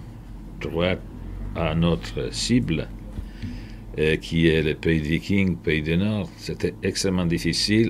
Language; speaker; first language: French; non-native, fluent; Polish